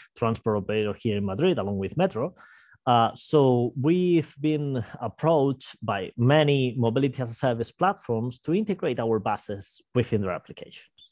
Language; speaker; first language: English; non-native, fluent; Spanish